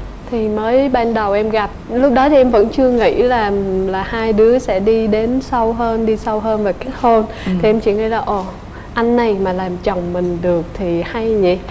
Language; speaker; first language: Vietnamese; native; Vietnamese